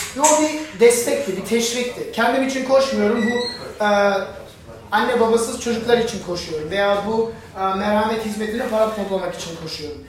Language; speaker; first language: Turkish; non-native, fluent; German